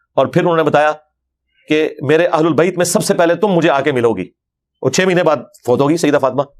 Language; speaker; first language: Urdu; non-native, local second language; Punjabi